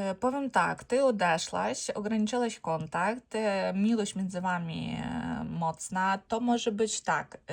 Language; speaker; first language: Polish; non-native, learner; Ukrainian